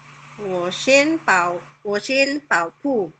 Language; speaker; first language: Chinese; non-native, learner; English